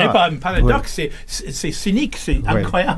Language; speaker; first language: French; non-native, learner; English